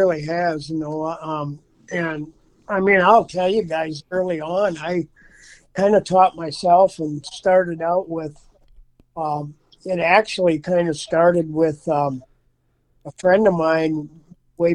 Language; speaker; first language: English; native; English